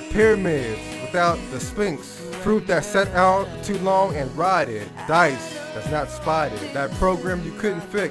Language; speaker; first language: English; native; English